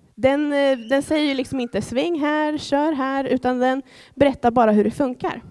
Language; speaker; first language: Swedish; native; Swedish